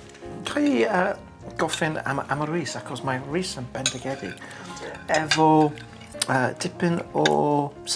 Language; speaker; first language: Welsh; non-native, learner; English